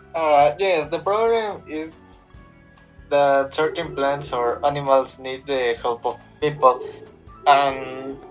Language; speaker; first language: English; non-native, learner; Spanish